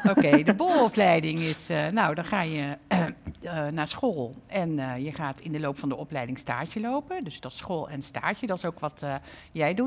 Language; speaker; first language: Dutch; native; Dutch